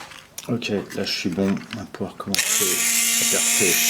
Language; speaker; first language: French; native; French